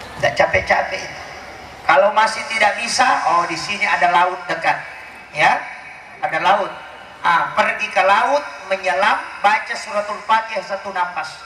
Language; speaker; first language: Indonesian; non-native, local second language; Buginese